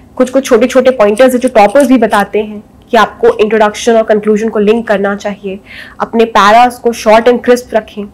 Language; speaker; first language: Hindi; native; Hindi